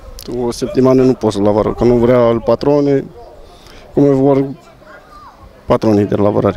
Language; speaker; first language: Italian; non-native, learner; Romanian